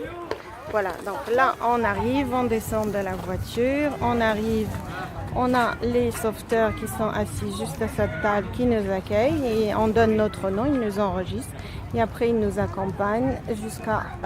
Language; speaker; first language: French; native; French